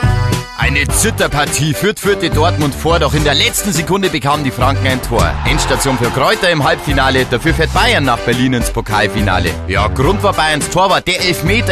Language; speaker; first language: German; native; German